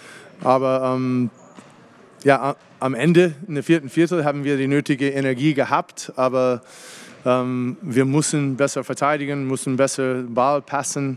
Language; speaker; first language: German; non-native, fluent; English